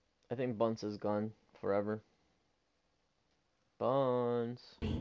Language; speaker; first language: English; native; English